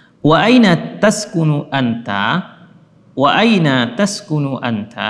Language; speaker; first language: Arabic; non-native, fluent; Indonesian